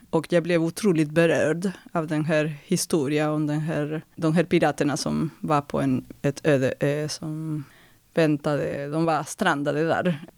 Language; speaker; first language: Swedish; non-native, fluent; Spanish